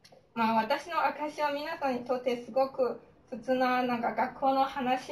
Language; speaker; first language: Japanese; non-native, fluent; Chinese